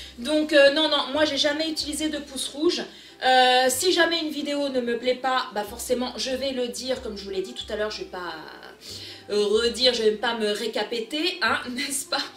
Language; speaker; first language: French; early bilingual, other home language; Portuguese